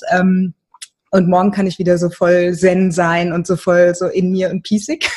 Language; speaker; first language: German; native; German